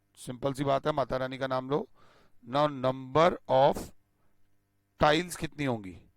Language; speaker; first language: Hindi; native; Hindi